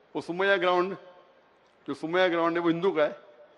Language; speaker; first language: Hindi; non-native, local second language; Konkani